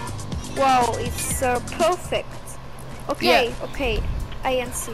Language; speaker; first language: English; non-native, learner; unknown